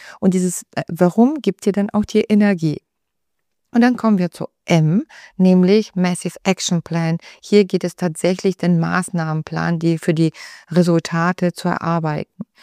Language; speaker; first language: German; non-native, fluent; Bulgarian